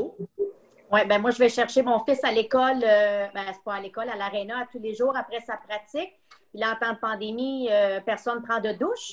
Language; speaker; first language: French; native; French